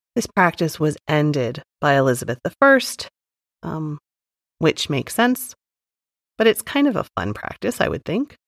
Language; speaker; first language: English; native; English